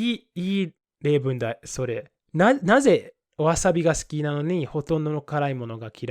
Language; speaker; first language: Japanese; non-native, fluent; English